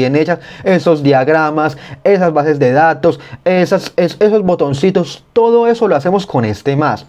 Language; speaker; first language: Spanish; native; Spanish